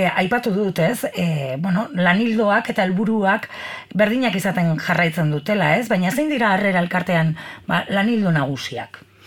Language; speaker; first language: Basque; native; Basque